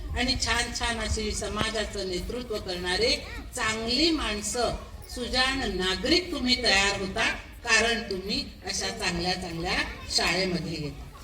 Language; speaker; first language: Marathi; non-native, local second language; Marwari